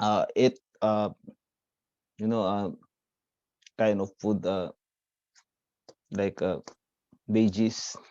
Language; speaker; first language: English; non-native, learner; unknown